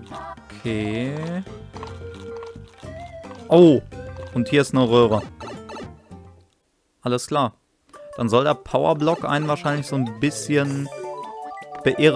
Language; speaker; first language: German; native; German